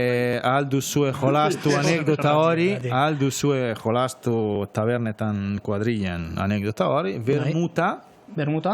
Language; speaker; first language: Basque; non-native, fluent; Italian